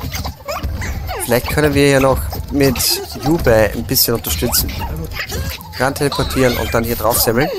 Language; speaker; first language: German; native; German